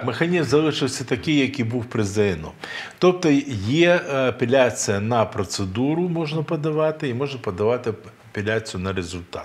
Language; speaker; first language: Ukrainian; native; Ukrainian